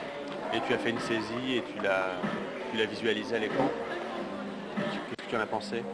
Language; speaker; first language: French; native; French